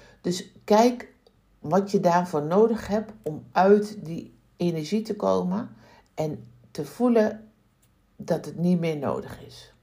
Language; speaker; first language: Dutch; native; Dutch